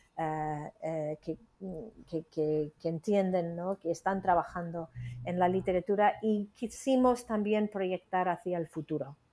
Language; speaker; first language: Spanish; non-native, fluent; English